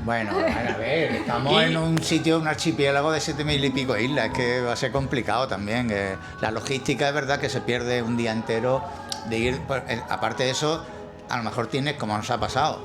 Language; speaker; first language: Spanish; native; Spanish